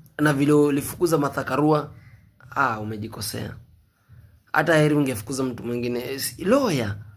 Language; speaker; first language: Swahili; native; Swahili